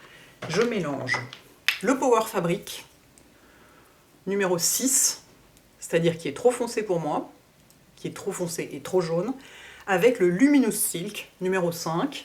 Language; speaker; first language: French; native; French